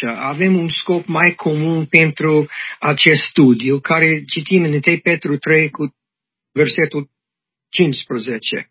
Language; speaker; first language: Romanian; non-native, learner; English